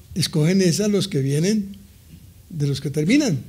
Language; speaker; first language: Spanish; native; Spanish